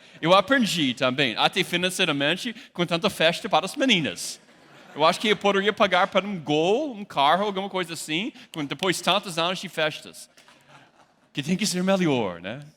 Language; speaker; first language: Portuguese; non-native, fluent; English